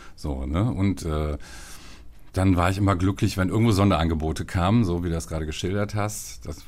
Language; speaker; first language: German; native; German